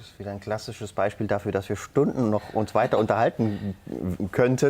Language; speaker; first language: German; native; German